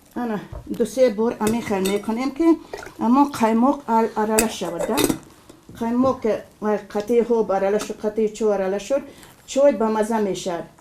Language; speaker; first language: Tajik; non-native, local second language; Shughni